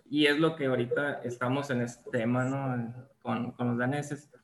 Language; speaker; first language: Spanish; native; Spanish